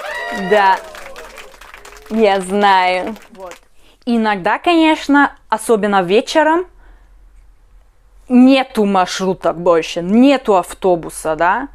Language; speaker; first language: Russian; non-native, learner; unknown